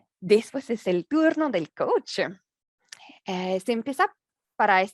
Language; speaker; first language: Spanish; non-native, learner; French